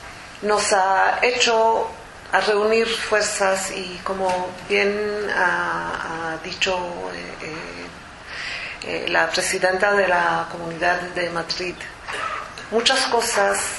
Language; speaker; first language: Spanish; non-native, fluent; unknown